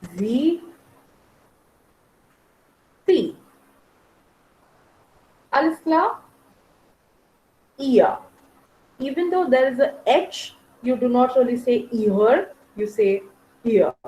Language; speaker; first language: German; non-native, fluent; Marathi